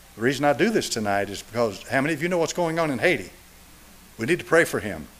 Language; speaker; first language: English; native; English